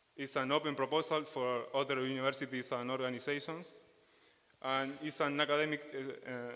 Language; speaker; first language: English; non-native, fluent; Spanish